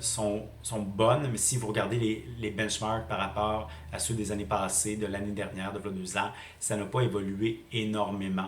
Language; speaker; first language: French; native; French